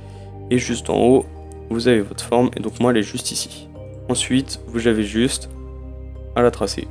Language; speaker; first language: French; native; French